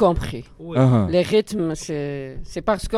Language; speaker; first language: French; non-native, learner; Arabic